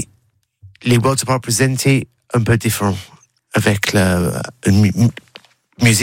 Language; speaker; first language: French; non-native, learner; English